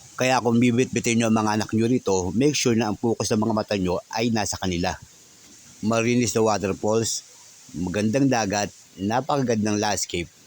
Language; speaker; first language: Filipino; native; Filipino